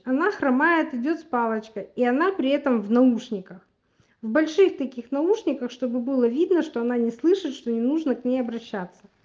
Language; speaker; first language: Russian; native; Russian